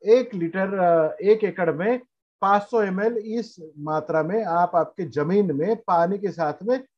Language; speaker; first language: Hindi; non-native, local second language; Marathi